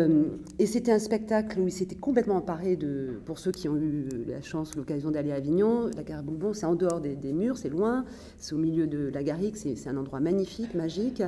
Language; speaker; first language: French; native; French